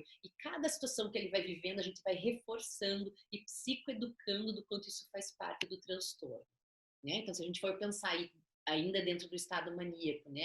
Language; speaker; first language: Portuguese; native; Portuguese